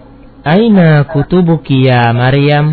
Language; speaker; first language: Arabic; non-native, fluent; Indonesian